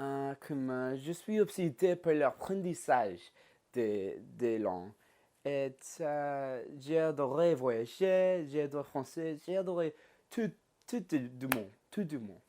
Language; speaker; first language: French; non-native, learner; English